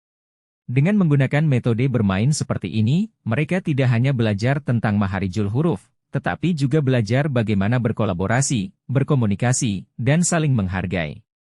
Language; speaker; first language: Indonesian; native; Indonesian